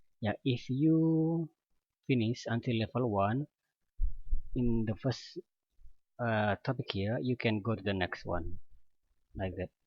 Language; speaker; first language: English; non-native, learner; Indonesian